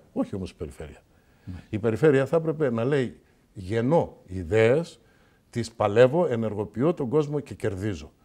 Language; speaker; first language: Greek; native; Greek